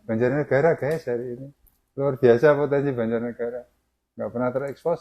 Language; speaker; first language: Indonesian; native; Indonesian